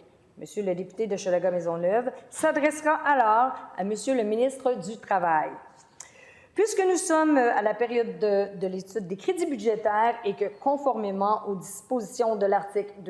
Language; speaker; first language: French; native; French